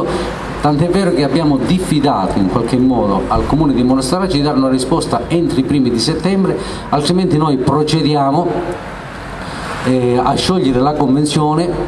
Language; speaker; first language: Italian; native; Italian